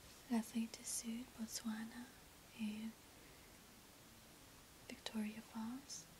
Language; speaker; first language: French; non-native, learner; English